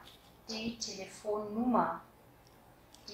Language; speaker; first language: German; non-native, fluent; Vietnamese